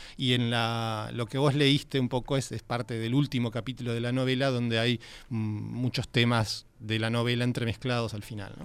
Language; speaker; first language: Spanish; native; Spanish